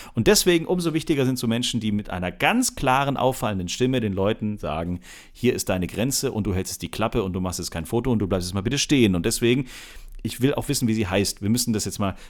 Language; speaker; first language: German; native; German